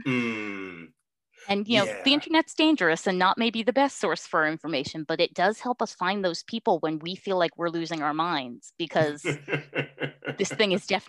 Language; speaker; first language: English; native; English